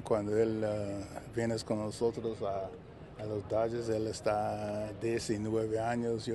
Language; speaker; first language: Spanish; non-native, learner; English